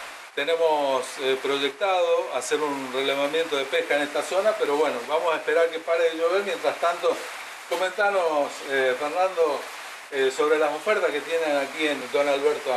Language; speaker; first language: Spanish; native; Spanish